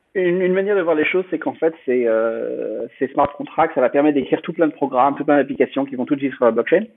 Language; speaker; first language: French; native; French